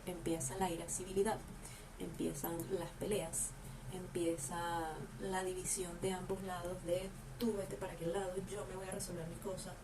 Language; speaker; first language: Spanish; native; Spanish